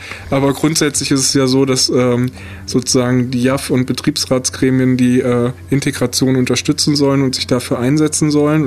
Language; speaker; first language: German; native; German